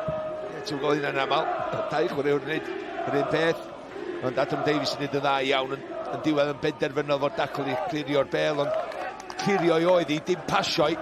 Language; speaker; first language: Welsh; native; Welsh